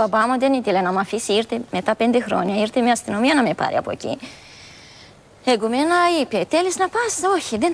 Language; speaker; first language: Greek; non-native, learner; Romanian